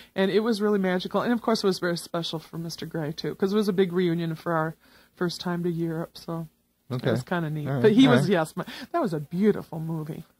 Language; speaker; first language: English; native; English